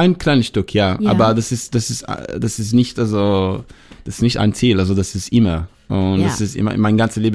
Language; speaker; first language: German; non-native, learner; Hebrew